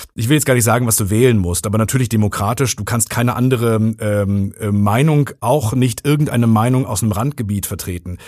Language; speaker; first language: German; native; German